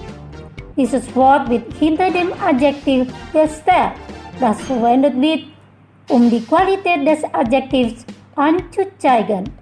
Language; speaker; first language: German; non-native, learner; Indonesian